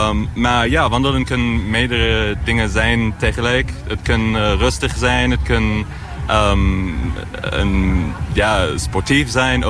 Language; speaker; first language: Dutch; non-native, fluent; English